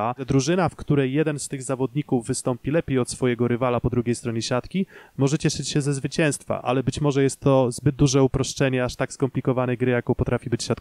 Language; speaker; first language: Polish; native; Polish